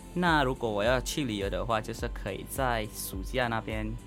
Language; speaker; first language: Chinese; non-native, fluent; Indonesian